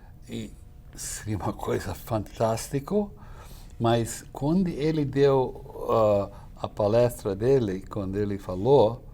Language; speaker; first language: Portuguese; non-native, fluent; English